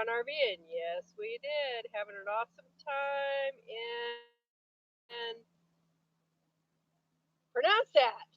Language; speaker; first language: English; native; English